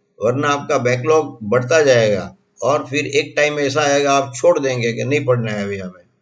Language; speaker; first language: Hindi; non-native, local second language; Gujarati